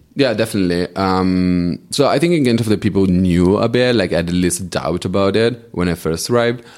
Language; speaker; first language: English; non-native, fluent; Italian